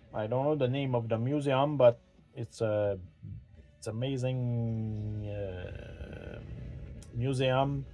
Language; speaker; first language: English; non-native, learner; French